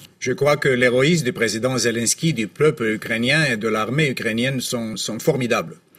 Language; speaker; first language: French; non-native, fluent; Romanian